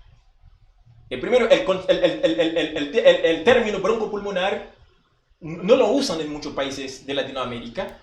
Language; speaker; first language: Spanish; non-native, fluent; Haitian Creole